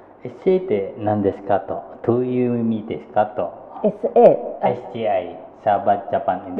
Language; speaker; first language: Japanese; non-native, fluent; Indonesian